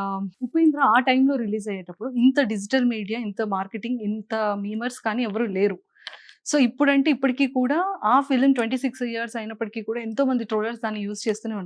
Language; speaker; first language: Telugu; native; Telugu